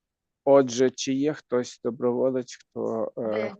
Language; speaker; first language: Ukrainian; native; Ukrainian